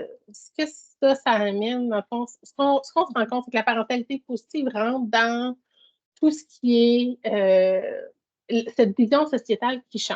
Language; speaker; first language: French; native; French